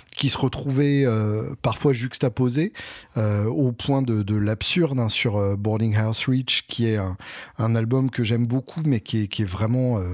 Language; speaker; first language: French; native; French